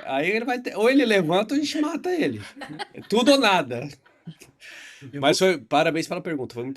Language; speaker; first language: Portuguese; native; Portuguese